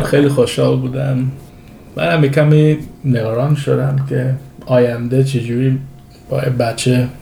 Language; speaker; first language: Persian; early bilingual, heritage; Persian